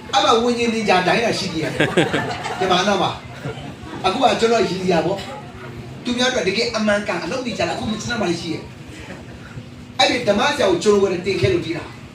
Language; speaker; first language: Burmese; non-native, local second language; Kachin